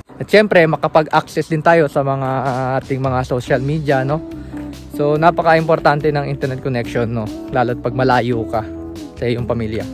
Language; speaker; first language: Filipino; native; Filipino